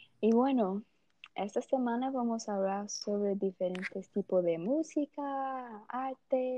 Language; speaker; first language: Spanish; early bilingual, heritage; Portuguese